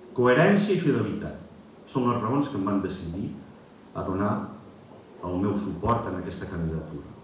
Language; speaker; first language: Catalan; native; Catalan